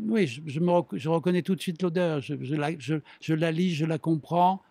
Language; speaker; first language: French; native; French